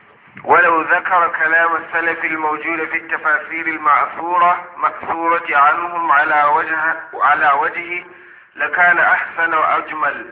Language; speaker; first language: Arabic; non-native, fluent; Hausa